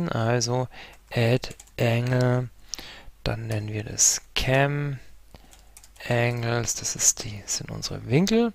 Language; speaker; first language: German; native; German